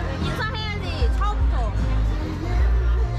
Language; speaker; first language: Korean; non-native, learner; Thai